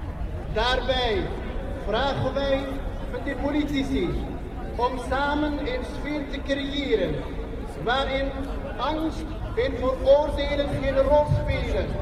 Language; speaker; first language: Dutch; non-native, fluent; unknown